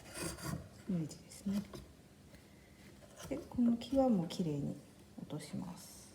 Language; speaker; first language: Japanese; native; Japanese